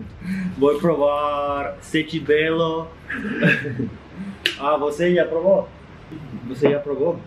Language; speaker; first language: Portuguese; non-native, learner; English